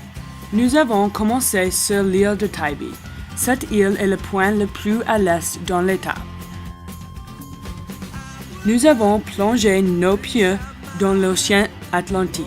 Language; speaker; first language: French; non-native, learner; English